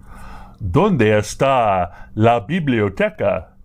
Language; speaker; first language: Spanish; non-native, learner; English